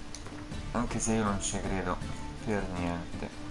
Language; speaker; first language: Italian; native; Italian